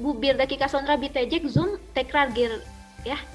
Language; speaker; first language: Turkish; non-native, fluent; Indonesian